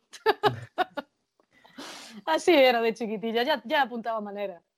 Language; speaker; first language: Spanish; native; Spanish